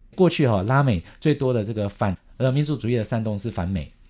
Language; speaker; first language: Chinese; native; Chinese